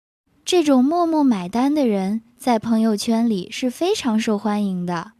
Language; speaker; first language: Chinese; native; Chinese